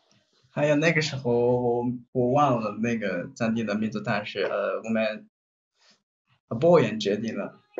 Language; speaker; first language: Chinese; non-native, learner; Japanese